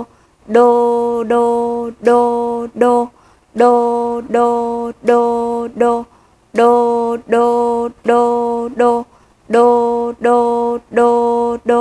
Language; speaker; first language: Vietnamese; native; Vietnamese